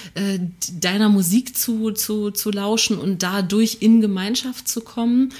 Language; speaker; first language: German; native; German